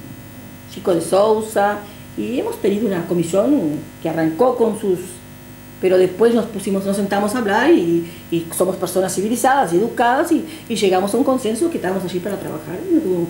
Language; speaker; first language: Spanish; native; Spanish